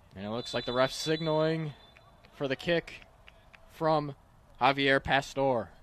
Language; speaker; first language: English; native; English